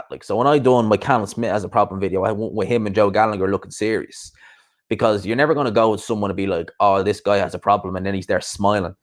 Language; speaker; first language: English; native; English